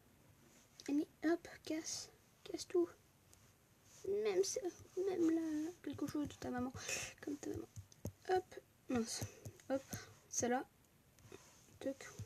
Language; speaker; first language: French; native; French